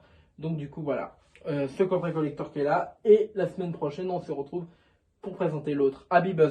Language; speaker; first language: French; native; French